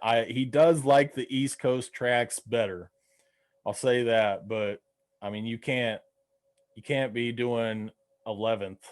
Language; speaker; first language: English; native; English